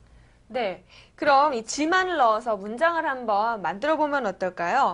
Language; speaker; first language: Korean; native; Korean